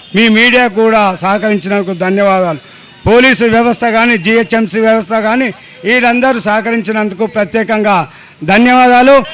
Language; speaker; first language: Telugu; native; Telugu